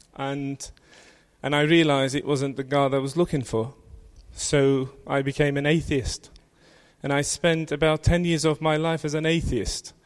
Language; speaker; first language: English; non-native, fluent; Turkish